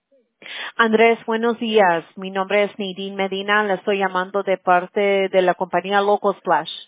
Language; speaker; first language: Spanish; early bilingual, heritage; Spanish